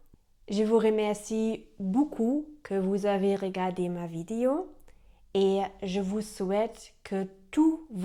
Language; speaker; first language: French; non-native, learner; German